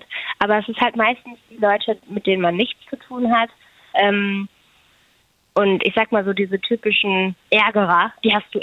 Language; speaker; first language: German; native; German